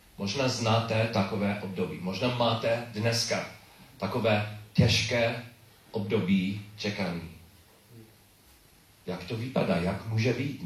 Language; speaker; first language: Czech; non-native, learner; English